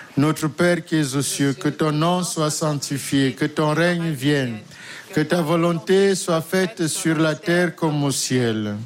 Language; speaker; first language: French; native; French